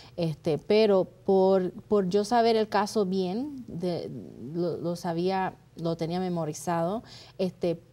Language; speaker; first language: Spanish; early bilingual, heritage; Spanish